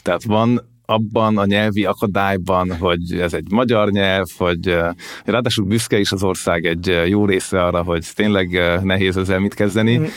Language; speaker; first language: Hungarian; native; Hungarian